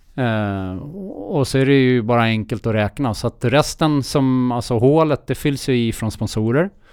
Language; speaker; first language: Swedish; early bilingual, heritage; Swedish